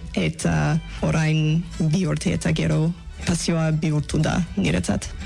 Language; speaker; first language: Basque; non-native, learner; English